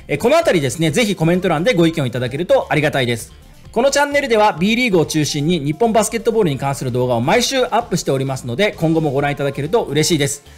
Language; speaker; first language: Japanese; native; Japanese